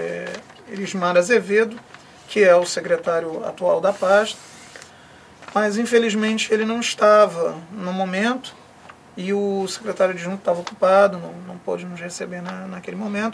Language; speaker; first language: Portuguese; native; Portuguese